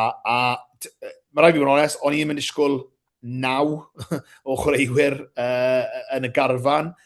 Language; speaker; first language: Welsh; native; Welsh